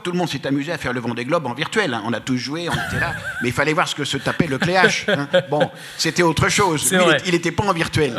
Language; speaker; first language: French; native; French